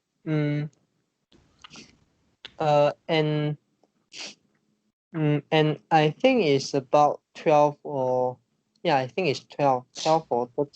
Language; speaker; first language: English; non-native, learner; Chinese